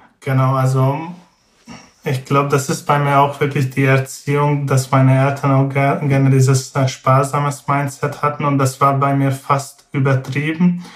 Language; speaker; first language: German; non-native, fluent; Hungarian